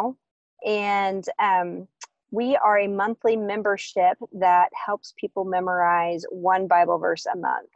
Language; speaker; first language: English; native; English